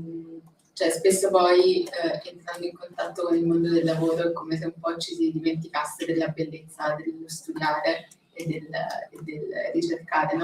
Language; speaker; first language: Italian; native; Italian